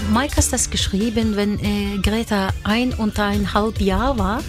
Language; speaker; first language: German; non-native, fluent; Norwegian